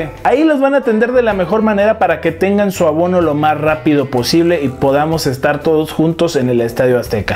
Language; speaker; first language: Spanish; native; Spanish